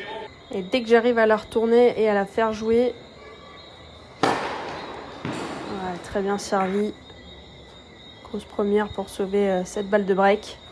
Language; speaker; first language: French; native; French